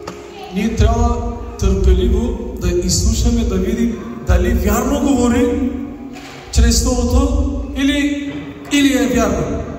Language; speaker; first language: Bulgarian; non-native, local second language; Turkish